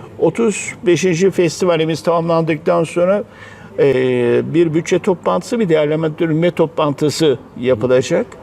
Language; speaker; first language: Turkish; native; Turkish